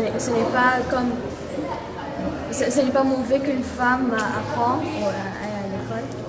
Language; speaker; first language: French; non-native, fluent; Arabic